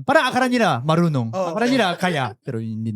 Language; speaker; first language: Filipino; non-native, learner; Japanese